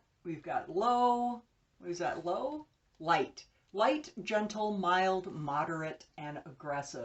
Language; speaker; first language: English; native; English